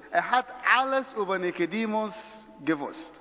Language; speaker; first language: German; non-native, fluent; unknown